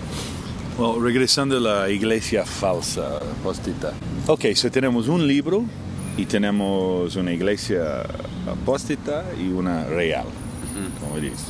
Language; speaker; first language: Spanish; non-native, fluent; English